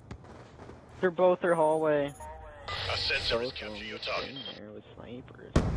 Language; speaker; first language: English; native; English